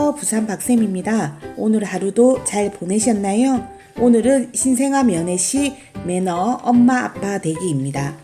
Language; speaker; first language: Korean; native; Korean